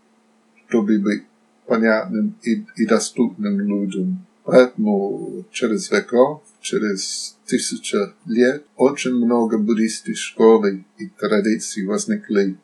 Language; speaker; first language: Russian; non-native, fluent; Slovak